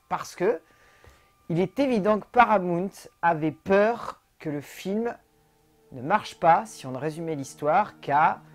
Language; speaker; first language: French; native; French